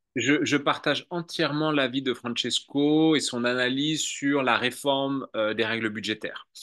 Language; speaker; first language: French; native; French